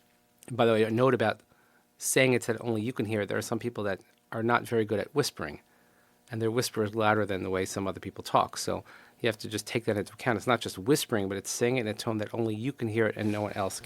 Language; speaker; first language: English; native; English